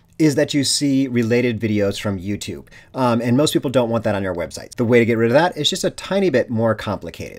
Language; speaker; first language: English; native; English